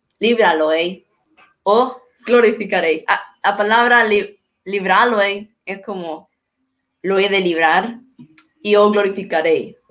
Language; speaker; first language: Portuguese; non-native, learner; Spanish